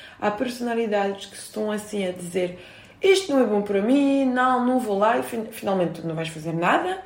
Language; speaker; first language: Portuguese; non-native, fluent; French